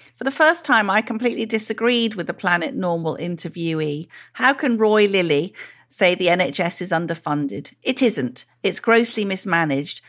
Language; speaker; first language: English; native; English